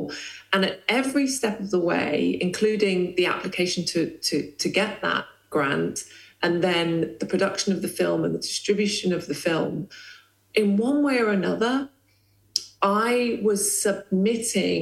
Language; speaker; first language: English; native; English